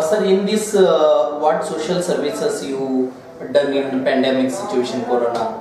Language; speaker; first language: Hindi; non-native, local second language; Kannada